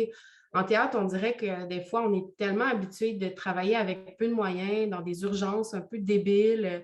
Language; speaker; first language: French; native; French